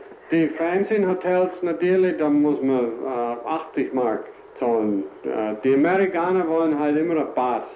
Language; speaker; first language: German; early bilingual, heritage; German